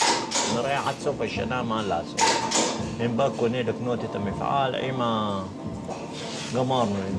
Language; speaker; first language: Hebrew; non-native, fluent; Arabic